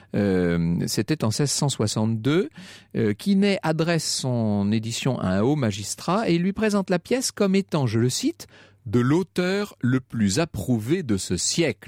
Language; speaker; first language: French; native; French